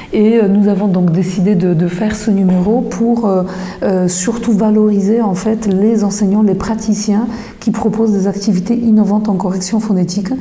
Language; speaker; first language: French; non-native, fluent; Polish